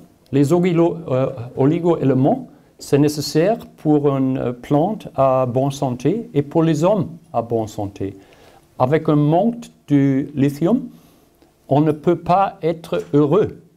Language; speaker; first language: French; non-native, learner; German